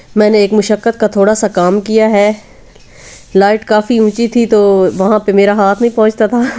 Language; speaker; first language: Urdu; non-native, local second language; Punjabi